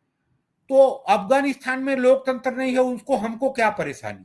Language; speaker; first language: Hindi; native; Hindi